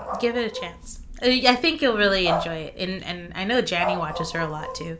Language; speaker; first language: English; early bilingual, other home language; Spanish